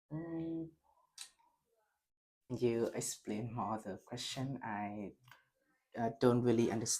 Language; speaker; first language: English; non-native, learner; Vietnamese